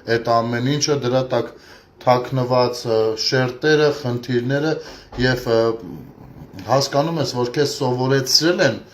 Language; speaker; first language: Armenian; native; Armenian